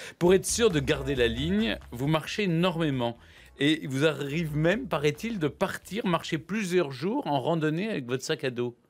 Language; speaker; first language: French; native; French